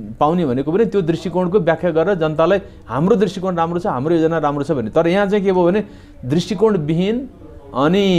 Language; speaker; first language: Nepali; native; Nepali